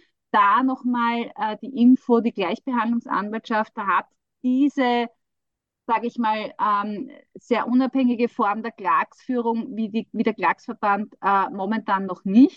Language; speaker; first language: German; native; German